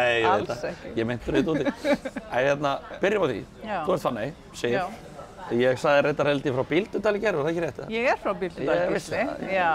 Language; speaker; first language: Icelandic; native; Icelandic